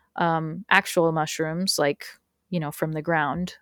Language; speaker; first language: English; early bilingual, other home language; Spanish